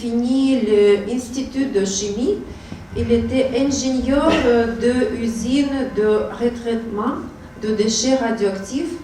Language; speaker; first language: French; non-native, learner; Russian